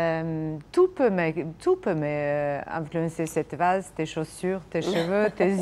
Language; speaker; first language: French; non-native, fluent; Serbian